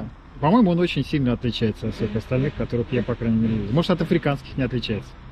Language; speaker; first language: Russian; native; Russian